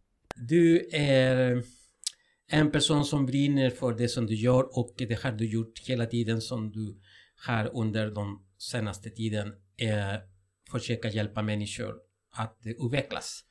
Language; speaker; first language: Swedish; non-native, fluent; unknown